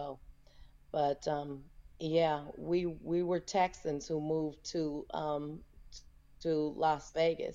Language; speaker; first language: English; native; English